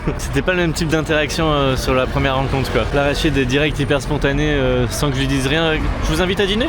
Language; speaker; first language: French; native; French